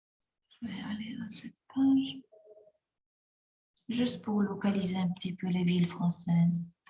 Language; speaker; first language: French; non-native, fluent; Spanish